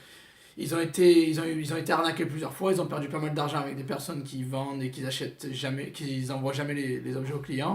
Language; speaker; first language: French; native; French